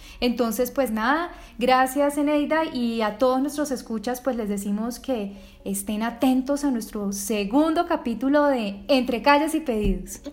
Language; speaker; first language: Spanish; native; Spanish